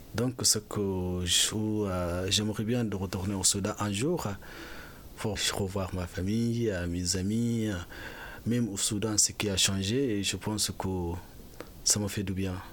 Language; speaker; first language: French; non-native, fluent; Arabic